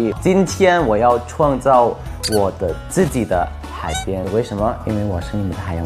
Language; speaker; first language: Chinese; non-native, learner; Thai